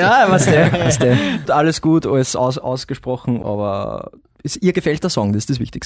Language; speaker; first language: German; native; German